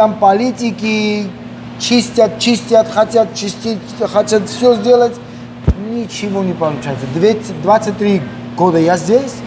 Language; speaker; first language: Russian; non-native, local second language; Armenian